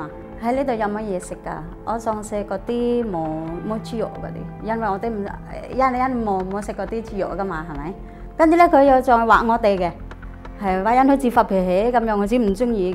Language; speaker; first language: Chinese; non-native, fluent; Indonesian